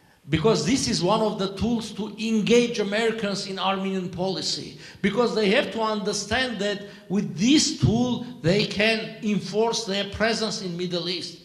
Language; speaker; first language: English; non-native, fluent; Armenian